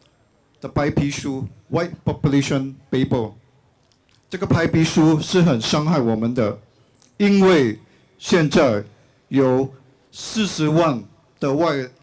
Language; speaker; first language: Chinese; non-native, local second language; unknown